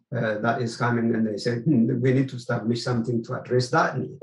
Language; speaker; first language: English; non-native, fluent; Amharic